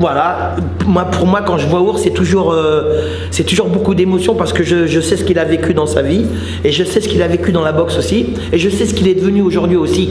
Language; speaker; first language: French; native; French